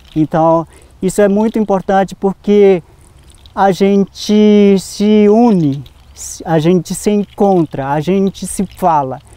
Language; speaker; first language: Portuguese; non-native, local second language; Ticuna